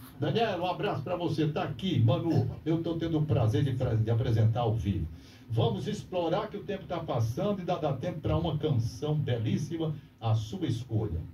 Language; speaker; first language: Portuguese; native; Portuguese